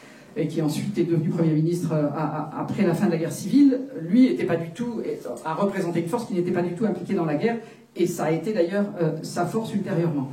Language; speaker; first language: French; native; French